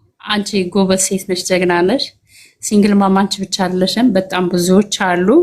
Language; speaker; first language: Amharic; native; Amharic